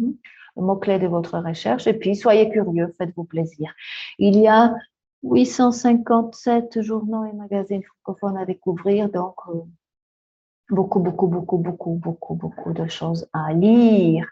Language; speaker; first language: French; non-native, fluent; Spanish